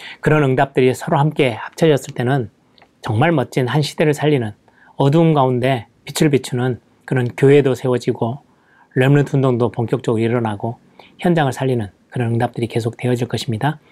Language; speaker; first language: Korean; native; Korean